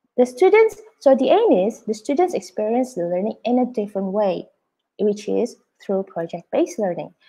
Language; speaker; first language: English; non-native, fluent; Indonesian